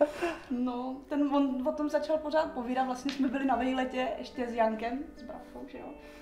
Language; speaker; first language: Czech; native; Czech